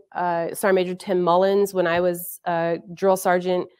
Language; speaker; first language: English; native; English